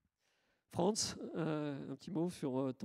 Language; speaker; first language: French; native; French